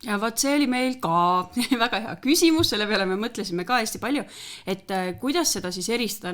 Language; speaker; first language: Estonian; native; Estonian